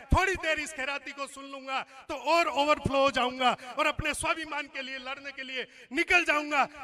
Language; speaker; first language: Hindi; non-native, local second language; Marwari